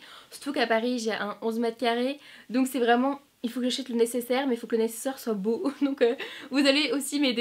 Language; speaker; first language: French; native; French